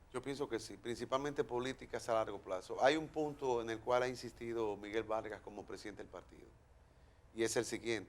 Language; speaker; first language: Spanish; native; Spanish